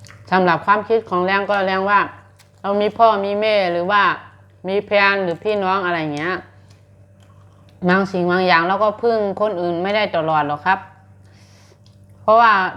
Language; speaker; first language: Thai; non-native, fluent; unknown